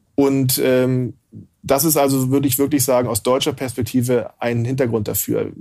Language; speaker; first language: German; native; German